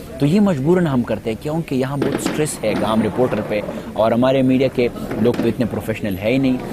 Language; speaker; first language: Urdu; non-native, local second language; Pashto